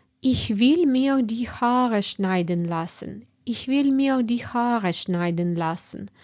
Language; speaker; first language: German; non-native, fluent; Ukrainian